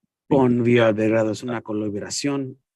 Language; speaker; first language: Spanish; early bilingual, heritage; Spanish